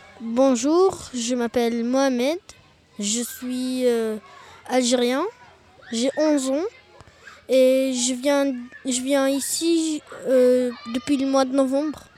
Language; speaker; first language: French; non-native, local second language; Arabic